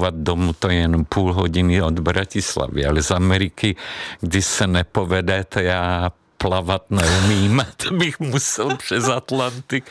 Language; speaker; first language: Czech; non-native, fluent; Hungarian